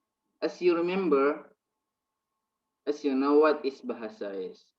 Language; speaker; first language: English; non-native, learner; Indonesian